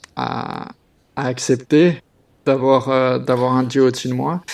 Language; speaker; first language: French; native; French